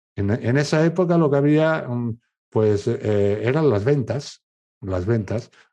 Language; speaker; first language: Spanish; native; Spanish